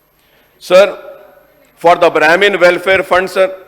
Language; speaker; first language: English; non-native, local second language; Urdu